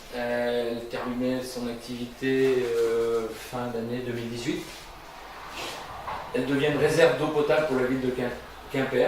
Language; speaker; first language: French; native; French